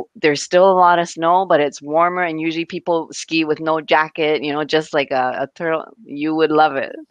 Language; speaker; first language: English; native; English